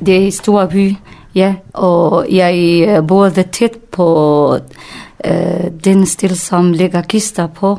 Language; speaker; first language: Danish; non-native, learner; Kurdish